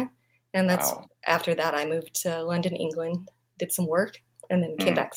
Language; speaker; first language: English; non-native, fluent; Vietnamese